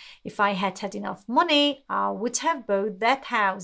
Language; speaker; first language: English; non-native, fluent; Hungarian